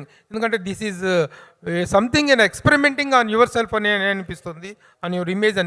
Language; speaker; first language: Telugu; native; Telugu